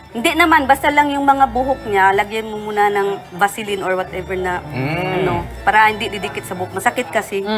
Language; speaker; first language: Filipino; non-native, local second language; Cebuano